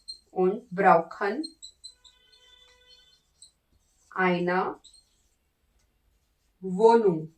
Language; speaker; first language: German; non-native, learner; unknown